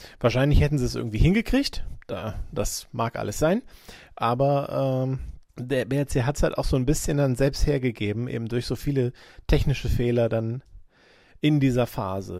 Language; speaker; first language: German; native; German